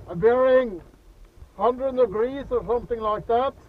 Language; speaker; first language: English; non-native, fluent; Norwegian